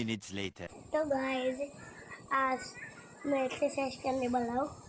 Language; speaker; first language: Hindi; non-native, local second language; Bangla